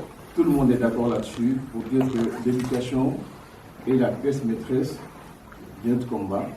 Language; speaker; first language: French; non-native, local second language; Wolof